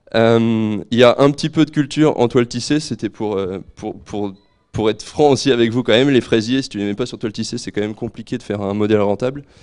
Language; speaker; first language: French; native; French